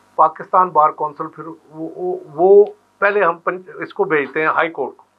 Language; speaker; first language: Urdu; non-native, local second language; Punjabi